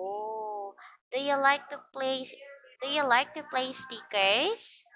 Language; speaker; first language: English; non-native, fluent; Filipino